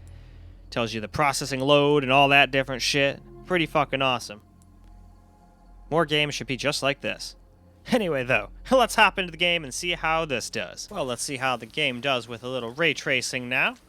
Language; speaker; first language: English; native; English